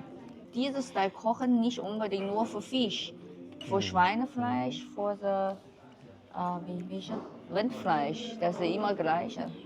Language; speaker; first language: German; non-native, learner; Chinese